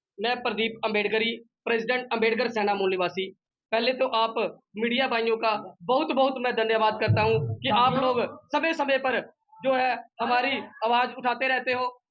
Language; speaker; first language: Hindi; non-native, local second language; Dogri